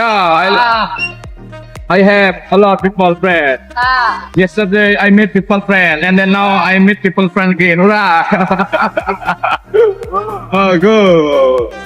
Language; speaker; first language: English; non-native, learner; Indonesian